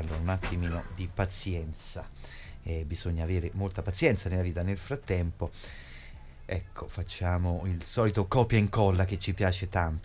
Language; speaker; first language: Italian; native; Italian